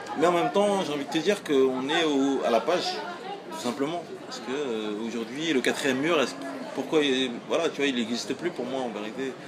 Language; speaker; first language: French; native; French